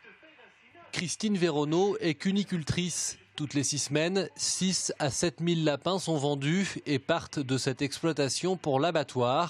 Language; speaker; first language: French; native; French